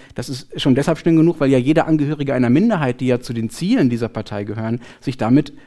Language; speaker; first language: German; native; German